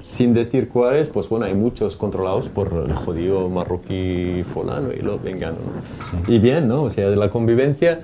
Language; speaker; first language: Spanish; non-native, fluent; Arabic